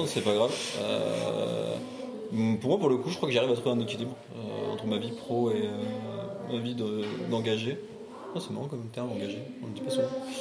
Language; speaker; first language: French; native; French